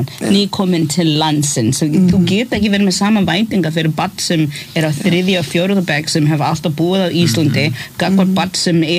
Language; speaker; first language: Icelandic; non-native, fluent; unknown